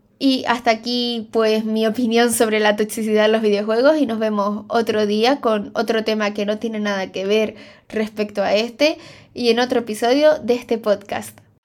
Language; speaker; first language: Spanish; early bilingual, other home language; Chinese